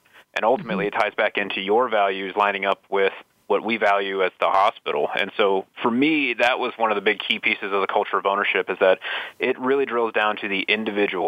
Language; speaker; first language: English; native; English